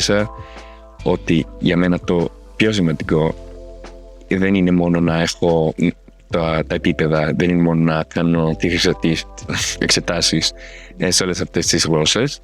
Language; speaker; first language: Greek; non-native, fluent; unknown